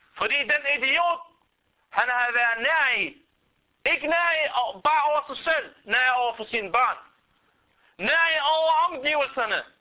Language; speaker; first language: Danish; non-native, fluent; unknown